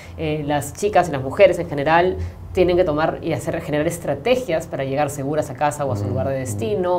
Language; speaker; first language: Spanish; native; Spanish